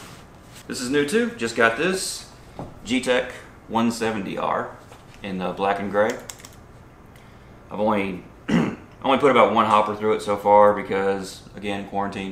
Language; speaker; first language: English; native; English